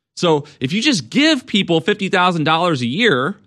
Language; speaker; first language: English; native; English